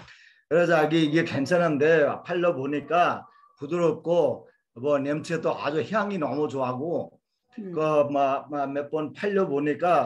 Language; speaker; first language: Korean; non-native, fluent; Bangla